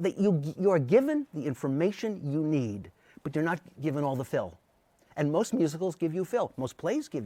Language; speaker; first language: English; native; English